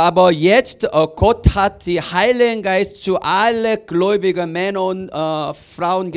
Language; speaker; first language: German; non-native, learner; Korean